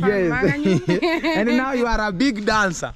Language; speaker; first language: English; non-native, learner; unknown